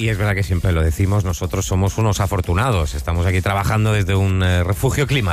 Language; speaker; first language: Spanish; native; Spanish